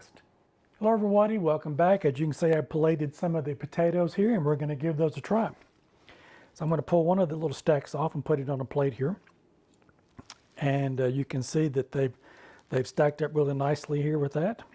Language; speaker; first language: English; native; English